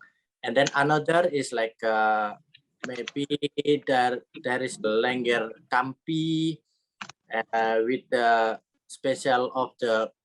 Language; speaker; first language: English; non-native, learner; Indonesian